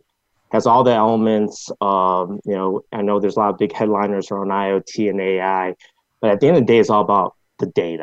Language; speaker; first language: English; non-native, local second language; Cantonese